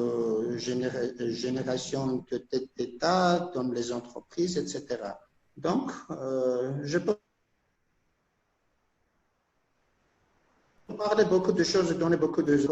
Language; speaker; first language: French; non-native, fluent; Armenian